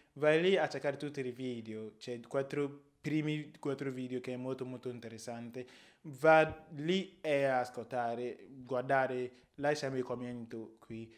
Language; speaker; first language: Italian; non-native, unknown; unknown